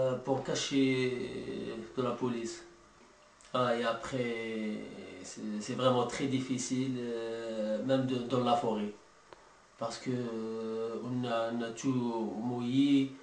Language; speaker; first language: French; non-native, learner; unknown